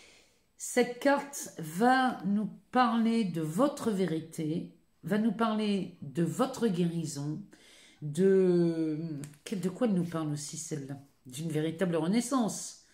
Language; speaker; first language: French; native; French